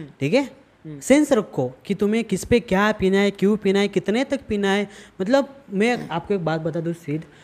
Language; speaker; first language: Hindi; non-native, local second language; Marathi